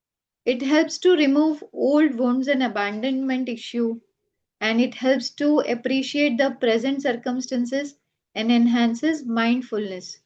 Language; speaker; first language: English; non-native, local second language; Gujarati